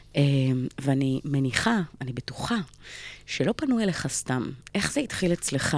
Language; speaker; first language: Hebrew; native; Hebrew